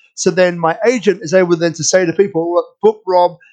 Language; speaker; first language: English; native; English